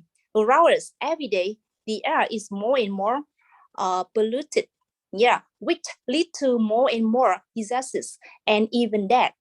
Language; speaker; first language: English; non-native, fluent; Vietnamese